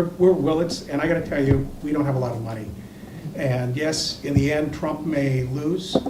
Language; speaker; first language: English; early bilingual, other home language; Spanish